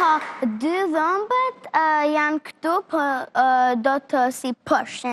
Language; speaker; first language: Albanian; early bilingual, heritage; Albanian